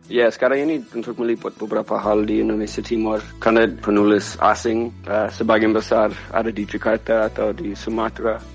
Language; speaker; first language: Indonesian; non-native, fluent; English